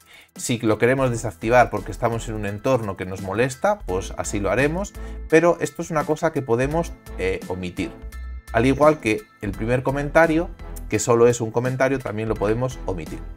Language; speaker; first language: Spanish; native; Spanish